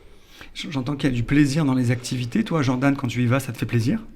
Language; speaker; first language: French; native; French